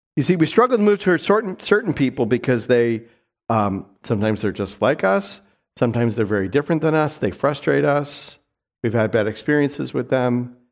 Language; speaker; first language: English; native; English